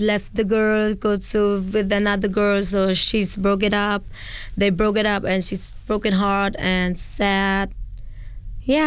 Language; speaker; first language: English; non-native, learner; Khmer